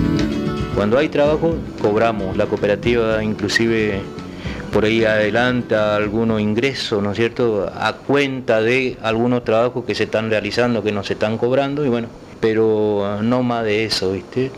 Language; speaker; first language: Spanish; native; Spanish